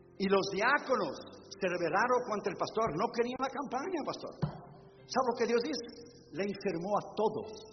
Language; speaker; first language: Spanish; non-native, fluent; Portuguese